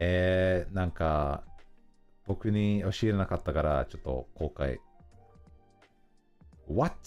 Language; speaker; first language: Japanese; non-native, learner; English